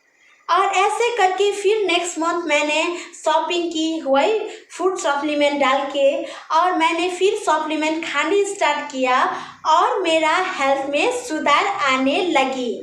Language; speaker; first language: Hindi; non-native, local second language; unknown